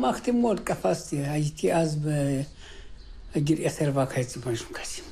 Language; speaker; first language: Hebrew; early bilingual, other home language; Amharic